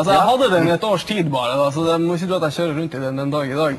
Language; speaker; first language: Norwegian; native; Norwegian